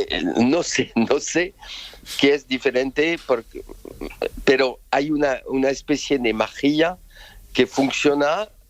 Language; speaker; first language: Spanish; non-native, fluent; French